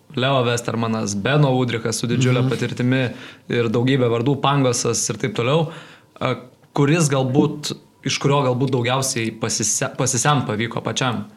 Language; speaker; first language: Lithuanian; native; Lithuanian